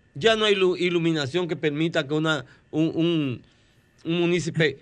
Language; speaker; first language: Spanish; native; Spanish